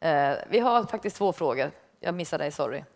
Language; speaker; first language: Swedish; native; Swedish